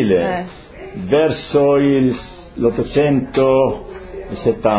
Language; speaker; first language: Italian; non-native, local second language; Friulian